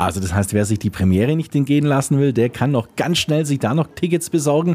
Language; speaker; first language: German; native; German